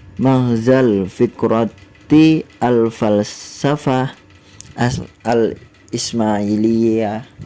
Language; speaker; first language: Arabic; non-native, learner; Indonesian